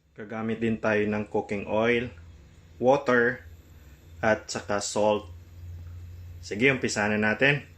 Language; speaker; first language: Filipino; non-native, local second language; Cebuano